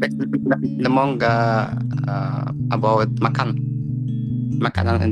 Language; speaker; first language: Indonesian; non-native, learner; Arabic